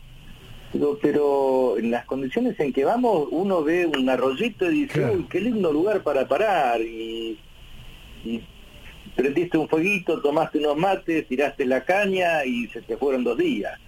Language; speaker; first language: Spanish; native; Spanish